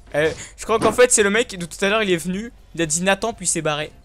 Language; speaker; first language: French; native; French